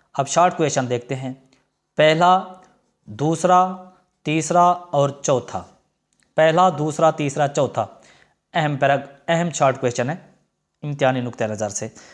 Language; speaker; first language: Urdu; non-native, local second language; Punjabi